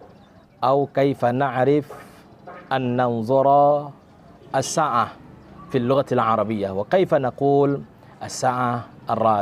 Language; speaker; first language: Arabic; non-native, fluent; Indonesian